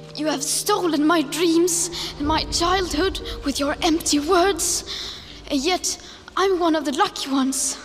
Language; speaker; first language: English; non-native, fluent; Norwegian